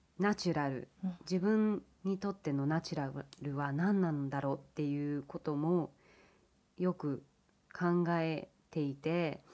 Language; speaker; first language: Japanese; early bilingual, heritage; English